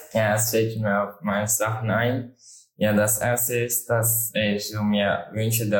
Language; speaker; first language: German; non-native, learner; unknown